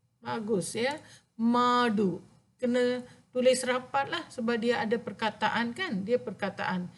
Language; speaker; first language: Malay; non-native, local second language; Tamil